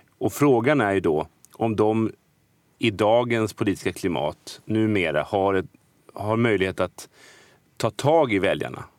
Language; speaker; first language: Swedish; native; Swedish